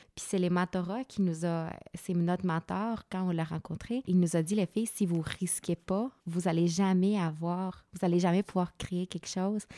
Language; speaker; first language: French; non-native, fluent; Spanish